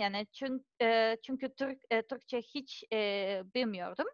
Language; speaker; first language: Turkish; non-native, learner; Serbian